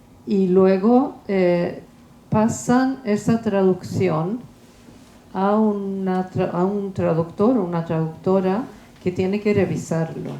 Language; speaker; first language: Spanish; non-native, fluent; Swedish